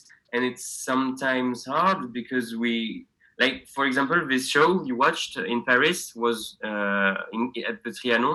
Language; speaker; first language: English; non-native, fluent; French